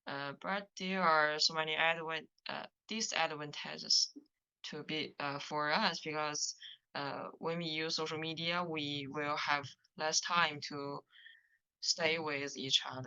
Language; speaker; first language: English; non-native, learner; Chinese